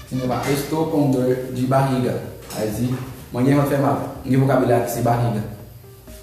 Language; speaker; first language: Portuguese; non-native, learner; Haitian Creole